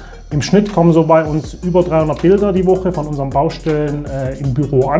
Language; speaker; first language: German; native; German